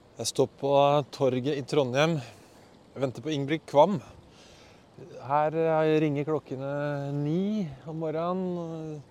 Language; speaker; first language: Norwegian; native; Norwegian